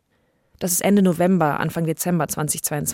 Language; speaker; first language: German; native; German